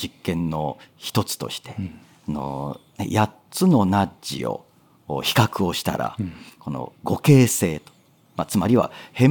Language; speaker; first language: Japanese; native; Japanese